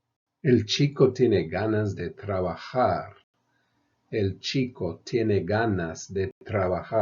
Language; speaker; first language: Spanish; non-native, fluent; English